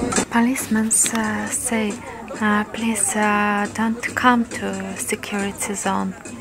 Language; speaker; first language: English; non-native, learner; Russian